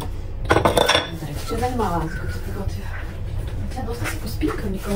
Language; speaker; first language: Bulgarian; native; Bulgarian